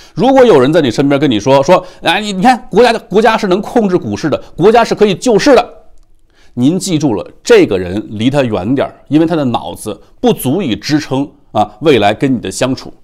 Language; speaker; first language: Chinese; native; Chinese